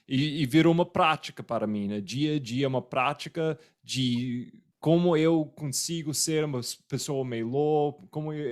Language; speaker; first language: Portuguese; non-native, fluent; English